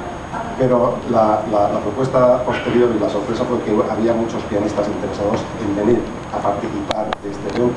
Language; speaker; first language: Spanish; non-native, local second language; Catalan